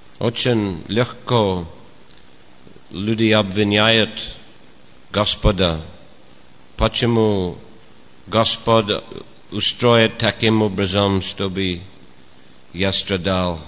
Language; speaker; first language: Russian; non-native, fluent; English